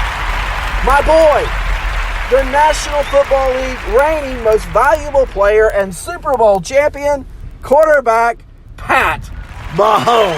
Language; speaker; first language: English; native; English